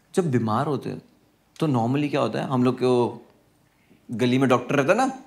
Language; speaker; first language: Hindi; non-native, local second language; Gujarati